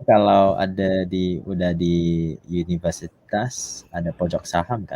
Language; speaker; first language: Indonesian; non-native, fluent; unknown